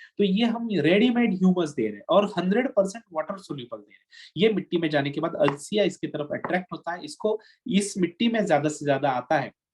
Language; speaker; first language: Hindi; non-native, local second language; Marathi